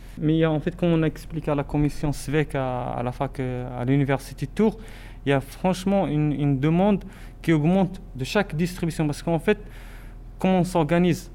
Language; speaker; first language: French; non-native, local second language; Arabic